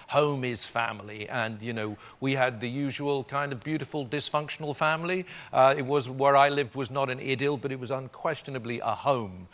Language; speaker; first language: English; native; English